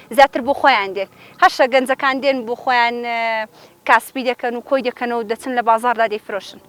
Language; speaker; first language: Central Kurdish; native; Central Kurdish